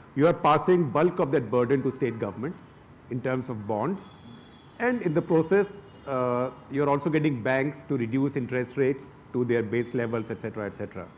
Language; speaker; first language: English; non-native, local second language; Hindi